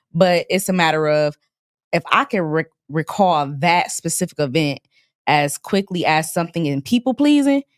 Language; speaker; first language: English; native; English